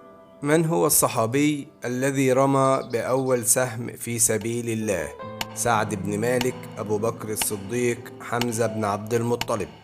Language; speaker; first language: Arabic; native; Arabic